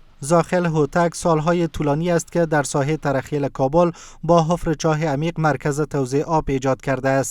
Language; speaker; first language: Persian; native; Persian